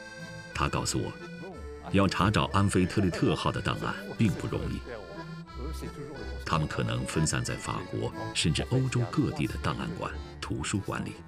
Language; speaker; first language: Chinese; native; Chinese